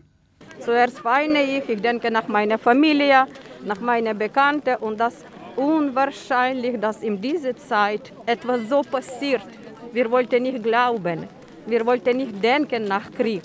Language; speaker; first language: German; non-native, fluent; Ukrainian